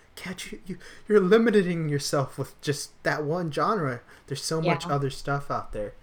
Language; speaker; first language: English; native; English